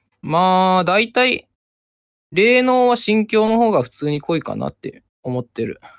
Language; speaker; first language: Japanese; native; Japanese